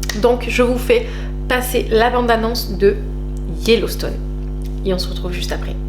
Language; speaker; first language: French; native; French